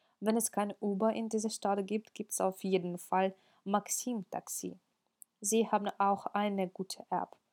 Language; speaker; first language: German; non-native, fluent; Russian